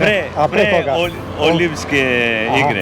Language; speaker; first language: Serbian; non-native, learner; Greek